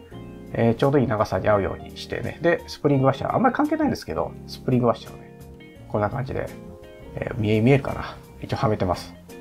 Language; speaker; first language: Japanese; native; Japanese